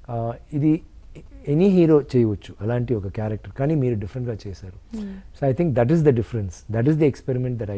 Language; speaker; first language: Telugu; non-native, local second language; Tamil